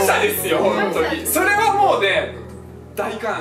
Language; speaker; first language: Japanese; early bilingual, other home language; Russian